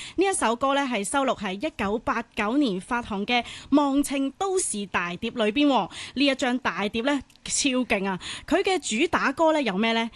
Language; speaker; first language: Cantonese; native; Cantonese